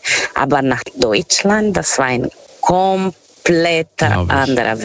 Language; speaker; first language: German; non-native, fluent; Portuguese